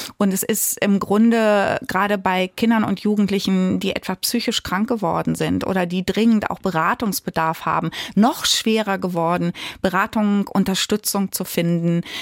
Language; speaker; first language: German; native; German